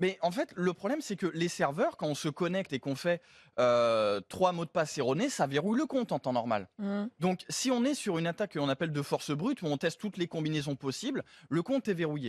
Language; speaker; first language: French; native; French